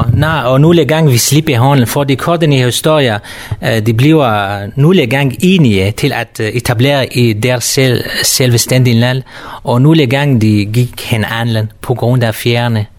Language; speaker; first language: Danish; non-native, learner; Kurdish